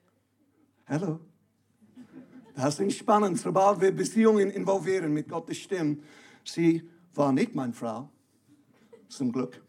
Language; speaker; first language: German; non-native, fluent; English